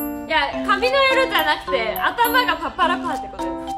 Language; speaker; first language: Japanese; native; Japanese